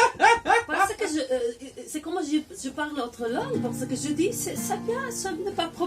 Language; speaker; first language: French; non-native, learner; Croatian